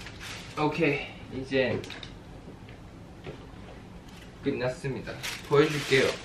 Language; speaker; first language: Korean; non-native, fluent; Thai